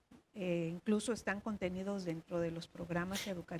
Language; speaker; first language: Spanish; native; Spanish